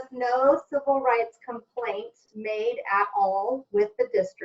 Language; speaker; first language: English; native; English